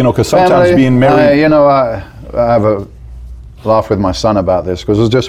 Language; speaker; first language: English; native; English